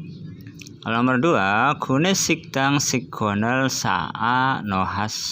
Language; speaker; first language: Korean; non-native, learner; Indonesian